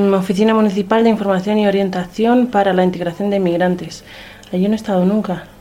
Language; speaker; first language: Spanish; early bilingual, other home language; Romanian